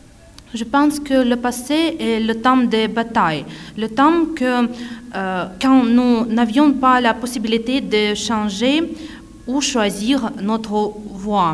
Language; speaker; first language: French; non-native, fluent; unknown